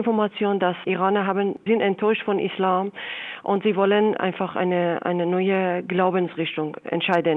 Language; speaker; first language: German; non-native, fluent; Persian